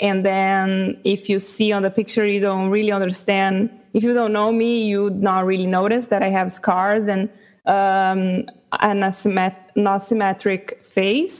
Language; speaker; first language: English; non-native, fluent; Portuguese